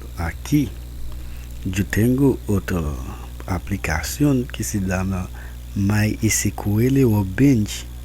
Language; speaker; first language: Spanish; non-native, learner; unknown